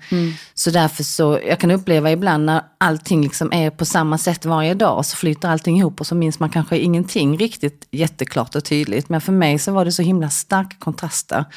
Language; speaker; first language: Swedish; early bilingual, other home language; Korean